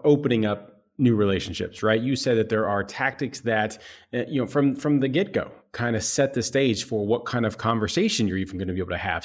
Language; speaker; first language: English; native; English